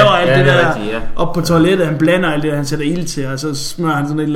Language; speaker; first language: Danish; native; Danish